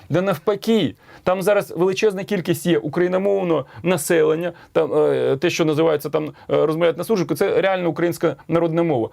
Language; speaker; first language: Ukrainian; native; Ukrainian